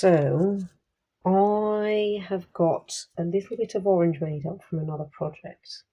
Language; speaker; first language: English; native; English